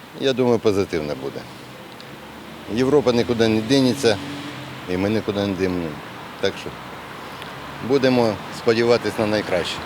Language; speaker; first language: Ukrainian; non-native, local second language; Russian